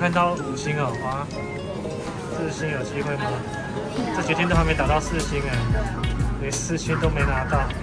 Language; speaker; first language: Chinese; native; Chinese